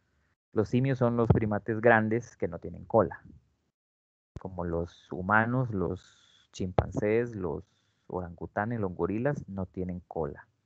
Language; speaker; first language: Spanish; native; Spanish